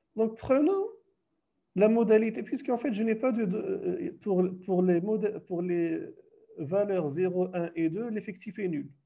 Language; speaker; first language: French; non-native, local second language; Arabic